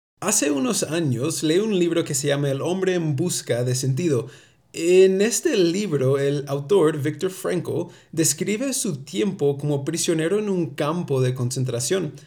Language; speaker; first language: Spanish; early bilingual, heritage; Spanish